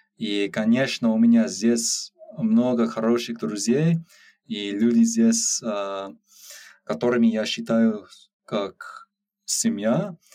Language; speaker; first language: Russian; non-native, learner; English